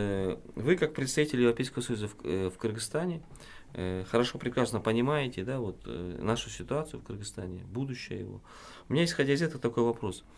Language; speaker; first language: Russian; non-native, local second language; Kyrgyz